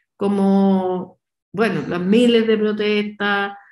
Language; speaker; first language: Spanish; native; Spanish